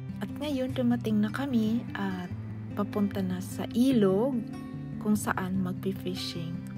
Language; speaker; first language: Filipino; native; Filipino